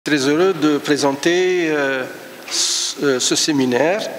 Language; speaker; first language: French; non-native, local second language; Arabic